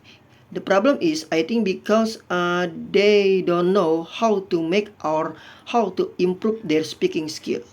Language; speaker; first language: English; non-native, fluent; Indonesian